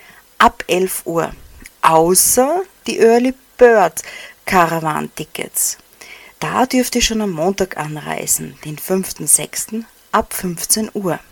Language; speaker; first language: German; native; German